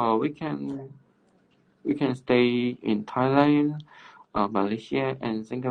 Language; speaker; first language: English; non-native, learner; Cantonese